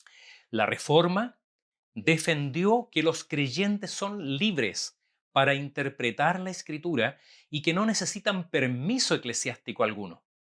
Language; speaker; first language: Spanish; native; Spanish